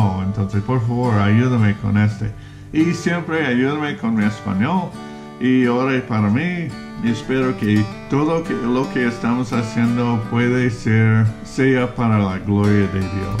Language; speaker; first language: Spanish; non-native, learner; English